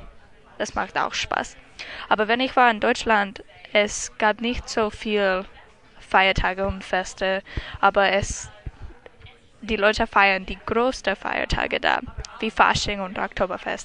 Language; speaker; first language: German; non-native, learner; English